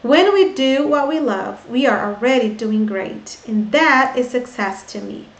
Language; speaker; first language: English; non-native, fluent; Portuguese